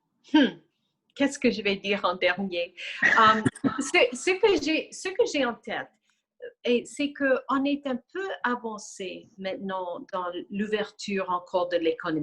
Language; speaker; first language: French; non-native, fluent; English